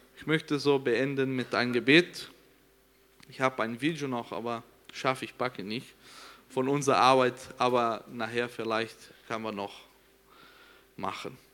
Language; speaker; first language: German; non-native, learner; Portuguese